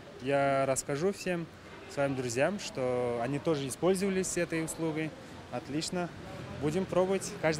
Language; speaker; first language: Russian; non-native, local second language; Uzbek